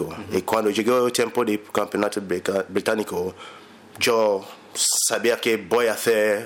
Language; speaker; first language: Spanish; non-native, learner; English